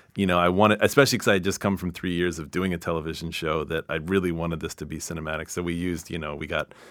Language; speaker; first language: English; native; English